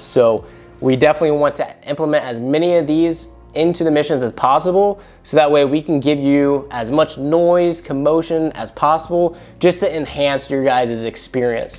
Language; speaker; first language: English; native; English